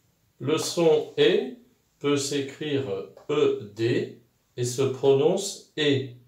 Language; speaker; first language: French; non-native, local second language; Arabic